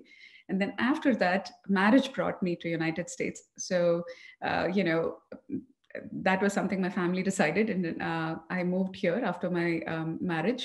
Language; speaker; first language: English; non-native, local second language; Tamil